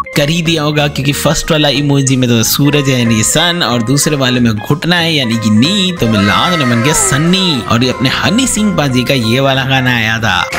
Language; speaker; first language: Hindi; native; Hindi